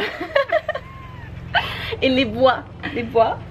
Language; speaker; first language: French; native; French